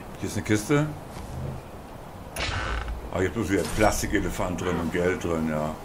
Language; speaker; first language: German; native; German